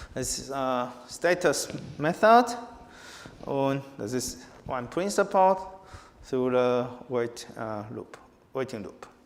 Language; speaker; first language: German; non-native, fluent; Chinese